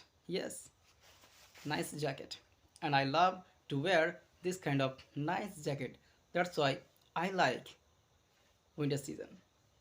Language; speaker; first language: English; non-native, learner; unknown